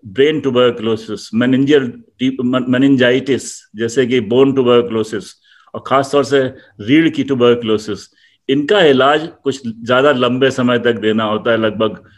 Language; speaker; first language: Hindi; native; Hindi